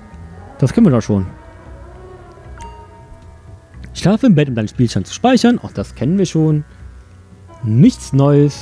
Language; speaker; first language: German; native; German